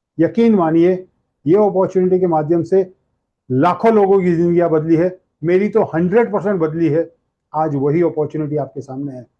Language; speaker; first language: Hindi; non-native, local second language; Gujarati